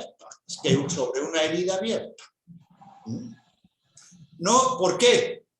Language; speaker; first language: Spanish; native; Spanish